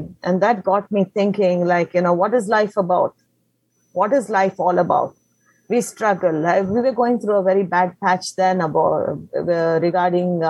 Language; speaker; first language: English; non-native, local second language; Konkani